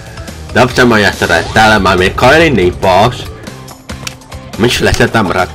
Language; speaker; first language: Polish; non-native, learner; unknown